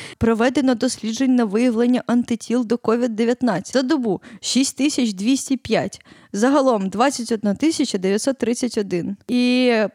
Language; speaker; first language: Ukrainian; native; Ukrainian